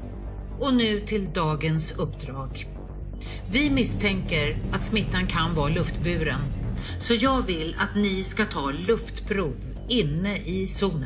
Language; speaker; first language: Swedish; native; Swedish